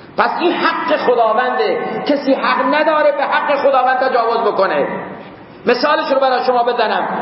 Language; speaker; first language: Persian; non-native, local second language; Baluchi